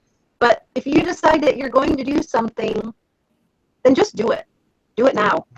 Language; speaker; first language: English; native; English